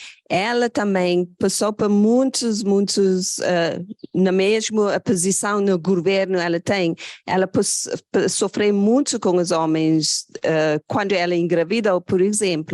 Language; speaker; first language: Portuguese; non-native, fluent; English